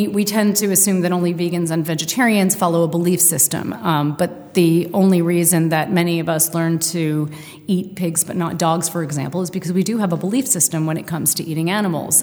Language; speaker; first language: English; native; English